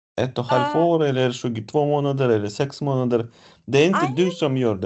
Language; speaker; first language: Swedish; non-native, fluent; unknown